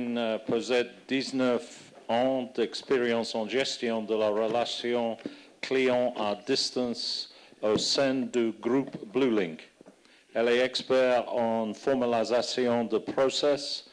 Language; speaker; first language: French; non-native, fluent; English